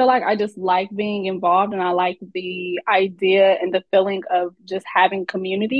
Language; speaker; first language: English; native; English